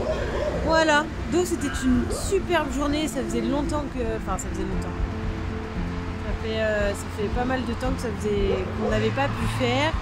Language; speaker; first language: French; native; French